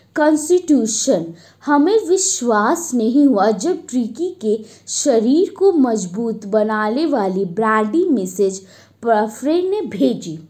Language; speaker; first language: Hindi; native; Hindi